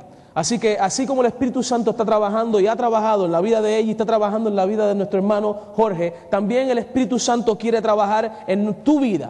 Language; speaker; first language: Spanish; native; Spanish